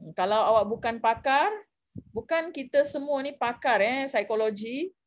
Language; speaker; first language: Malay; non-native, local second language; Tamil